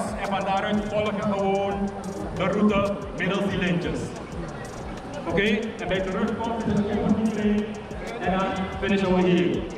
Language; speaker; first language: Dutch; native; Dutch